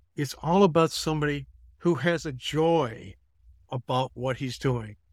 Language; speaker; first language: English; native; English